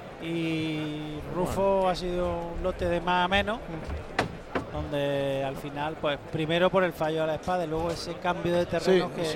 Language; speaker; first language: Spanish; native; Spanish